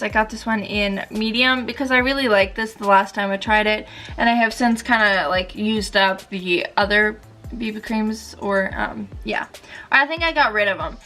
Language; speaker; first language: English; native; English